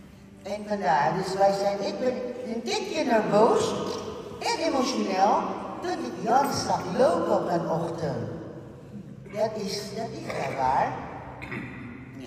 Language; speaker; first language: Dutch; non-native, fluent; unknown